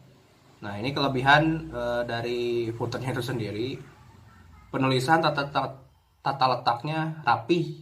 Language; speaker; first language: Indonesian; native; Indonesian